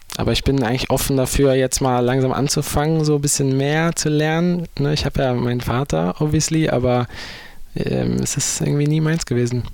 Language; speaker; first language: German; native; German